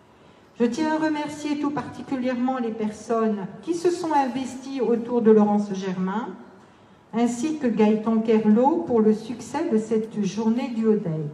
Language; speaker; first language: French; native; French